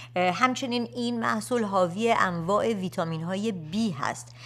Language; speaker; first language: Persian; native; Persian